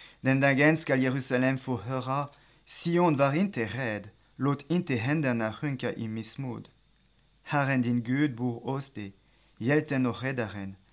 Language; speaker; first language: Swedish; non-native, fluent; French